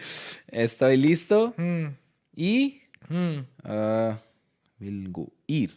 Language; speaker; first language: Spanish; non-native, learner; Hindi